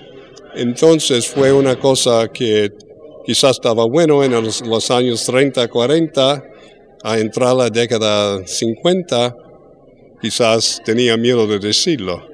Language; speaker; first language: Spanish; early bilingual, heritage; English